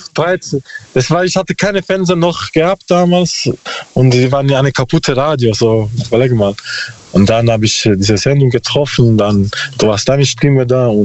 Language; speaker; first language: German; non-native, learner; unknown